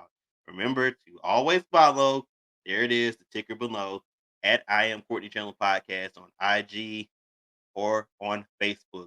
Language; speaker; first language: English; native; English